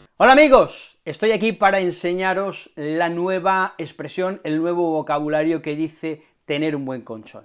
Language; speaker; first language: Spanish; native; Spanish